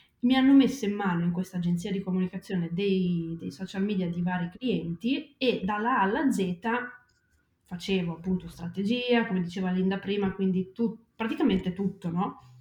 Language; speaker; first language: Italian; native; Italian